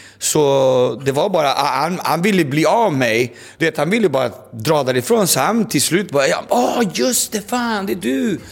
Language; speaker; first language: Swedish; early bilingual, other home language; Spanish